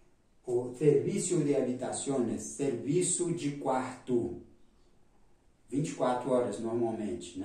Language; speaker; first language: Spanish; non-native, fluent; Portuguese